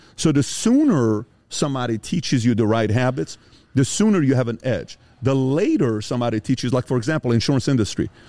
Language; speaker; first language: English; early bilingual, other home language; Persian